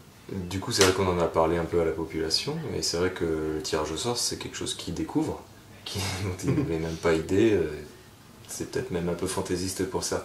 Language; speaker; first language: French; native; French